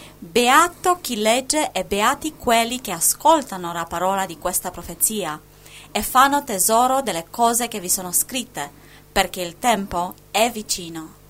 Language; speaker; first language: Italian; non-native, fluent; Spanish